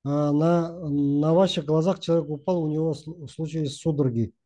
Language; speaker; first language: Russian; non-native, local second language; Kazakh